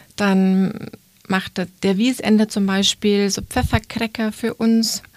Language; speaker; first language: German; native; German